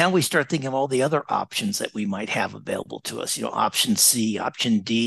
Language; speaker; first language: English; native; English